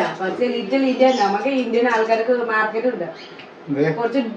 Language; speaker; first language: Malayalam; non-native, learner; Nepali